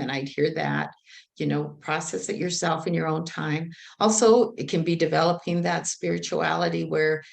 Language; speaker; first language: English; native; English